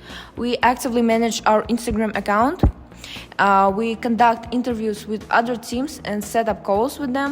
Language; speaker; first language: English; non-native, fluent; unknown